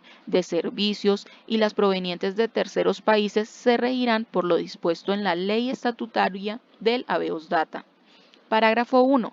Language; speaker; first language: Spanish; native; Spanish